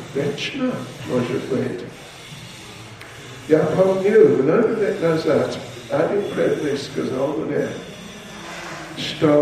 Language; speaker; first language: Russian; non-native, learner; English